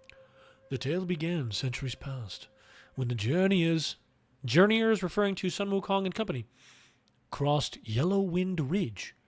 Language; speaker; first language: English; native; English